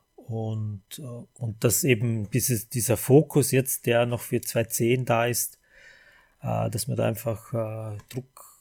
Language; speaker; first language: German; native; German